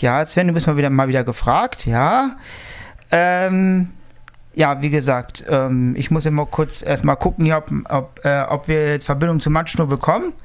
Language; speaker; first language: German; native; German